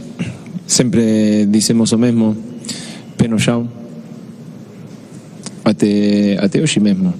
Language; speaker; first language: Portuguese; non-native, fluent; Spanish